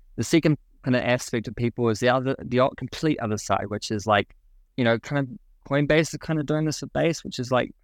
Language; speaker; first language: English; native; English